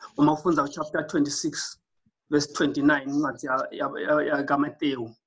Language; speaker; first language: Zulu; non-native, local second language; Swati